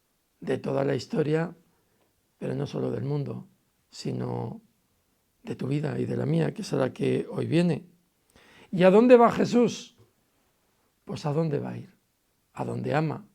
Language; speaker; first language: Spanish; native; Spanish